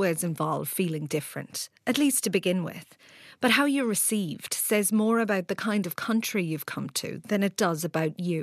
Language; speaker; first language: English; native; English